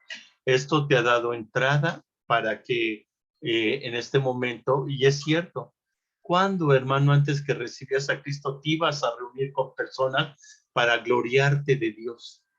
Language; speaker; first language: Spanish; native; Spanish